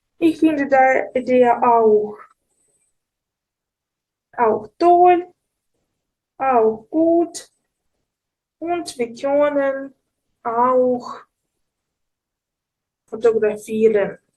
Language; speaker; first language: German; non-native, learner; Ukrainian